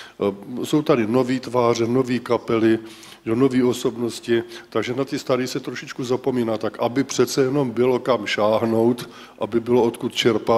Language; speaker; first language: Czech; native; Czech